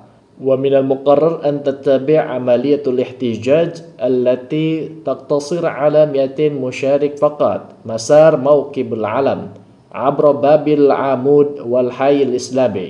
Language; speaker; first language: Arabic; non-native, fluent; Indonesian